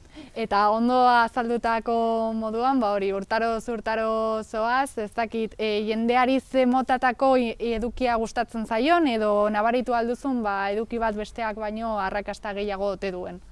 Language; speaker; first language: Basque; native; Basque